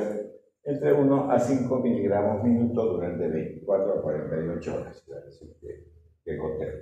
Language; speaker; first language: Spanish; native; Spanish